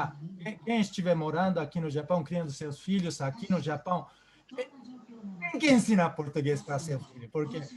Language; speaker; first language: Portuguese; non-native, fluent; Japanese